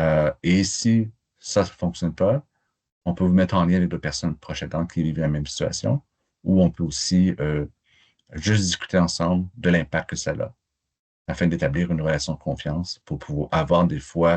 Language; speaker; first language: French; native; French